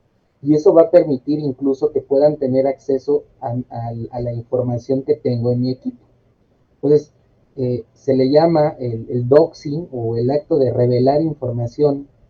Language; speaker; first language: Spanish; native; Spanish